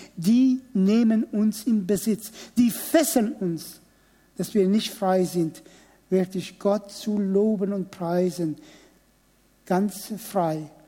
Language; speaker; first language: German; non-native, fluent; Persian